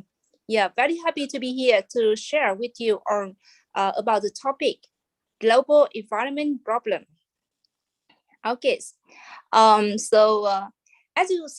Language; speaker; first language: English; non-native, fluent; Vietnamese